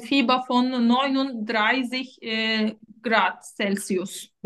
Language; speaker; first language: German; non-native, fluent; Turkish